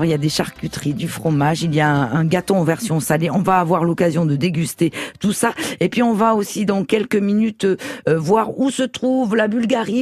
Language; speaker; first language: French; native; French